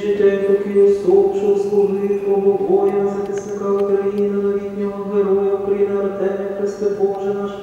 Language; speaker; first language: Ukrainian; native; Ukrainian